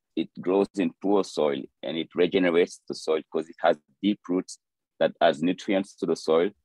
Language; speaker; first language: English; non-native, fluent; French